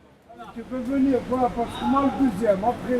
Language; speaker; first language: French; non-native, local second language; Arabic